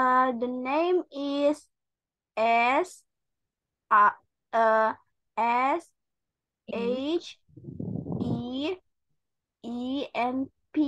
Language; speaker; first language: English; non-native, learner; Indonesian